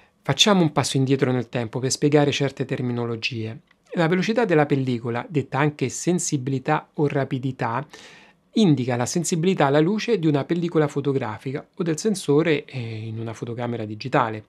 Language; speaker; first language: Italian; native; Italian